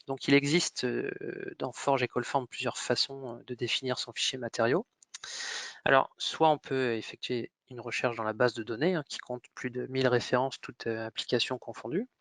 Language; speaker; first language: French; native; French